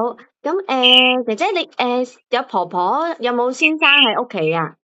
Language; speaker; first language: Chinese; native; Chinese